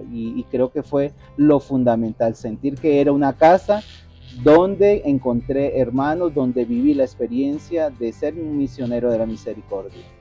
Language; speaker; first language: Spanish; native; Spanish